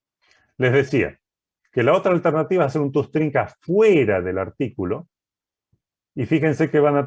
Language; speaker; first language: Spanish; native; Spanish